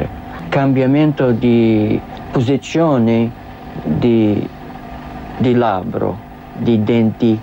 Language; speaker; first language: Italian; non-native, learner; English